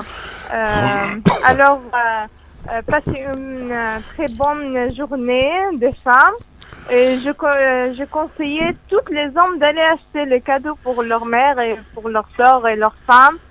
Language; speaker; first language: French; non-native, learner; Arabic